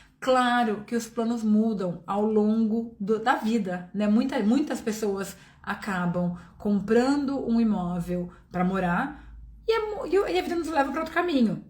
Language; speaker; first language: Portuguese; native; Portuguese